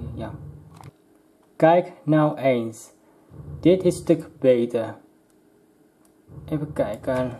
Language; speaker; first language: Dutch; non-native, local second language; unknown